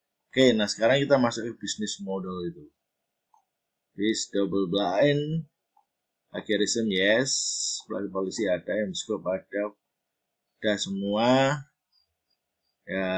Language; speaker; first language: Indonesian; native; Indonesian